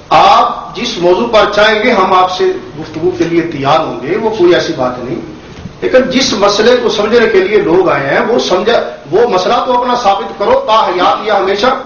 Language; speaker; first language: Urdu; non-native, local second language; Punjabi